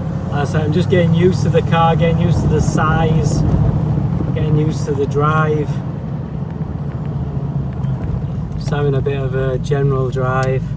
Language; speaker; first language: English; native; English